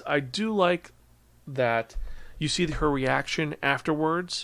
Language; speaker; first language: English; native; English